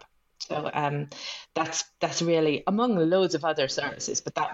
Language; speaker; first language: English; native; English